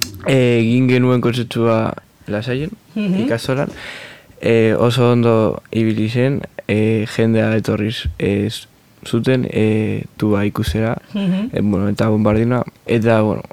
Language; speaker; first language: Basque; non-native, local second language; Spanish